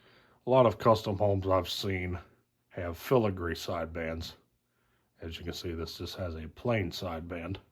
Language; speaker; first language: English; native; English